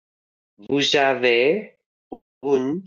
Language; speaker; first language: French; non-native, learner; Bangla